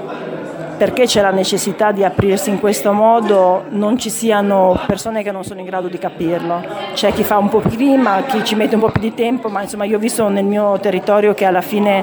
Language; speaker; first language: Italian; native; Italian